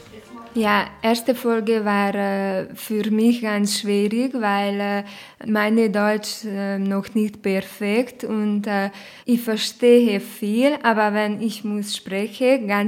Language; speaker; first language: German; non-native, learner; Romanian